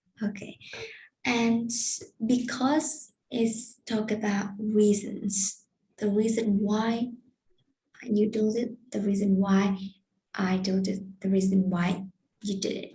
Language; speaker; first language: English; non-native, fluent; Vietnamese